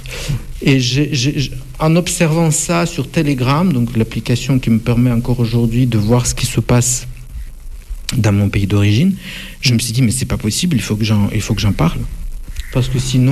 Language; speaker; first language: French; non-native, fluent; Russian